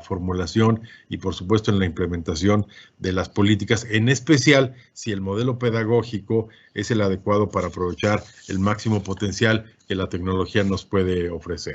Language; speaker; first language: Spanish; native; Spanish